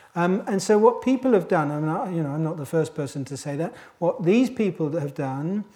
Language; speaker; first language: English; native; English